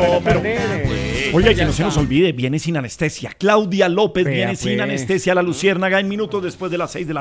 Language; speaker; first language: Spanish; native; Spanish